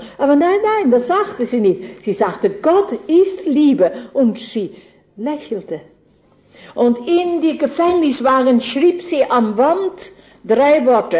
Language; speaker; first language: German; non-native, fluent; Dutch